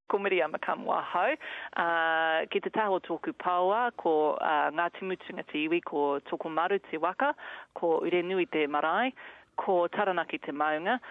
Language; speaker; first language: Māori; non-native, learner; English